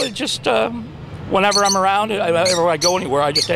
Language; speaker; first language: English; native; English